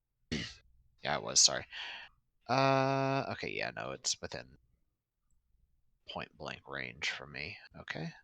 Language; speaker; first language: English; native; English